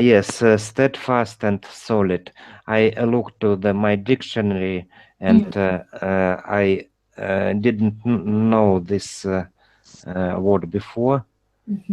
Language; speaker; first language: English; non-native, learner; Russian